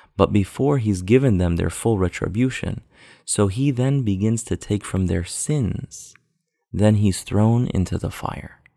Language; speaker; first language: English; native; English